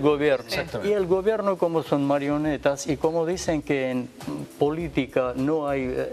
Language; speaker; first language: Spanish; non-native, learner; Armenian